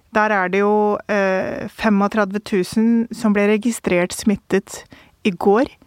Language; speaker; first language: Norwegian; early bilingual, other home language; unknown